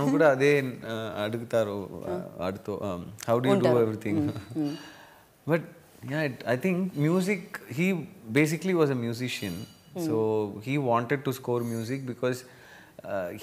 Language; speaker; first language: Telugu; non-native, learner; Tamil